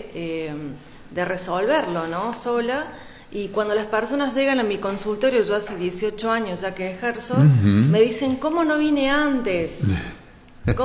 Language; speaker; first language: Spanish; native; Spanish